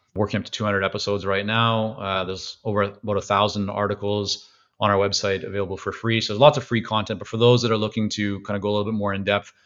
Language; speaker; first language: English; native; English